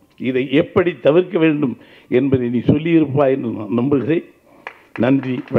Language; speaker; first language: Tamil; native; Tamil